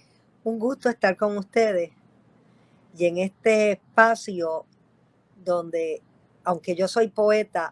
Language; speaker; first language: Spanish; native; Spanish